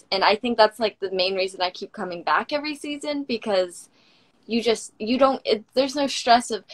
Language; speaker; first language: English; native; English